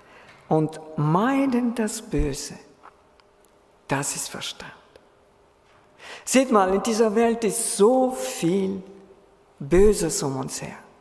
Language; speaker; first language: German; non-native, fluent; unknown